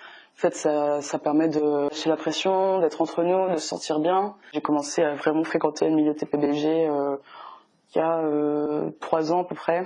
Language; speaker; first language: French; native; French